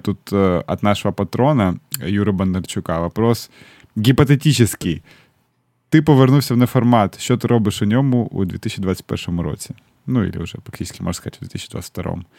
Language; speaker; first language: Russian; native; Russian